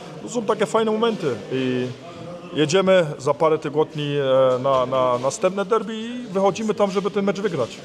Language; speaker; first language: Polish; early bilingual, heritage; Polish